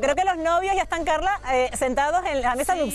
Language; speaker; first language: Spanish; native; Spanish